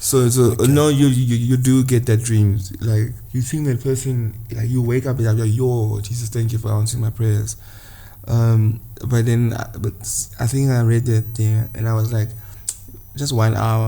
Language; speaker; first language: English; non-native, local second language; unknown